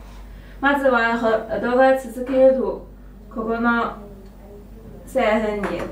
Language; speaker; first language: Japanese; non-native, learner; Chinese